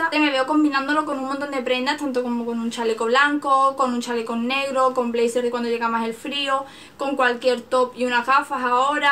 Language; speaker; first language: Spanish; native; Spanish